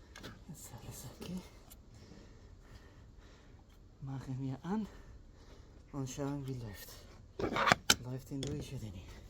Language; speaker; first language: German; non-native, learner; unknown